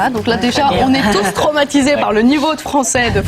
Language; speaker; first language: French; native; French